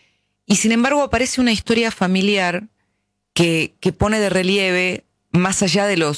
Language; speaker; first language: Spanish; native; Spanish